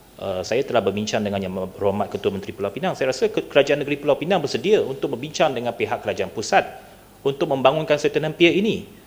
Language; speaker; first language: Malay; non-native, local second language; Chinese